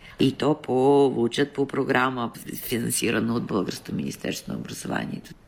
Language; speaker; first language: Bulgarian; early bilingual, heritage; Bulgarian